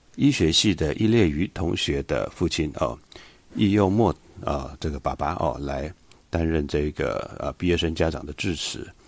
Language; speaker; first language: Chinese; native; Chinese